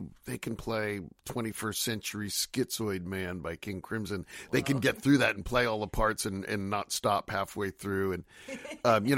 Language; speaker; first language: English; native; English